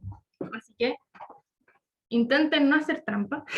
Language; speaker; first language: Spanish; native; Spanish